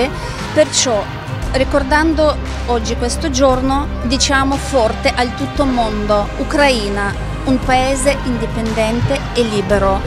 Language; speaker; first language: Italian; non-native, learner; Ukrainian